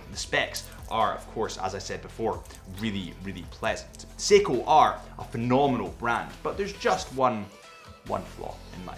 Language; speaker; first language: English; native; English